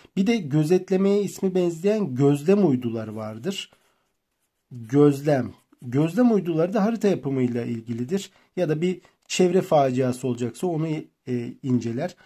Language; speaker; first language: Turkish; native; Turkish